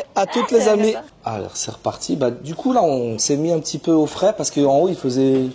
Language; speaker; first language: French; native; French